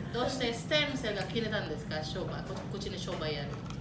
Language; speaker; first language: Japanese; non-native, learner; Filipino